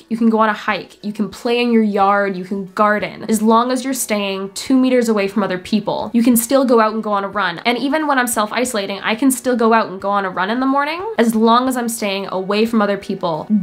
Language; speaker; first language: English; native; English